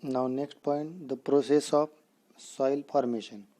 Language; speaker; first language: English; non-native, local second language; Marathi